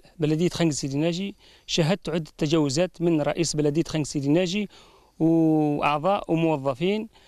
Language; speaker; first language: Arabic; native; Arabic